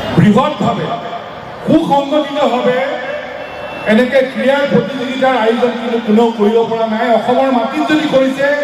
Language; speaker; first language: Assamese; native; Assamese